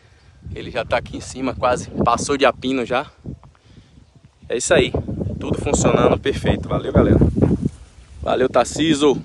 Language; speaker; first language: Portuguese; native; Portuguese